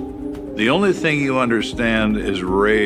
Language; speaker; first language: English; native; English